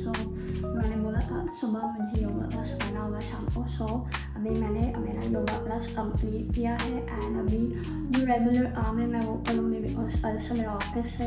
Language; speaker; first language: Hindi; non-native, local second language; Bangla